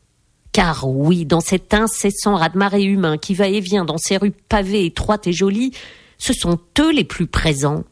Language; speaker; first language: French; native; French